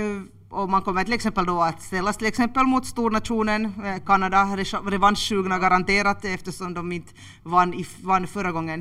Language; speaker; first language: Swedish; native; Swedish